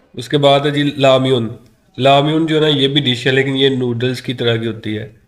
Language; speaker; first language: Urdu; non-native, local second language; Punjabi